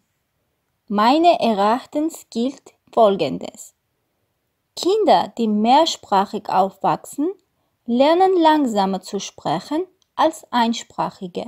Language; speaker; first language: German; non-native, fluent; Armenian